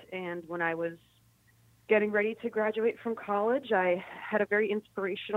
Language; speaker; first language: English; native; English